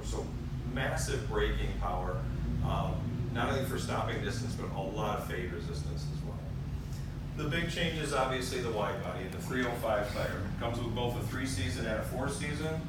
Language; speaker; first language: English; native; English